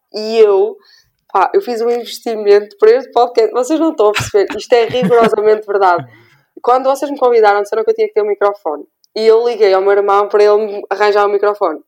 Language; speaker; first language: Portuguese; native; Portuguese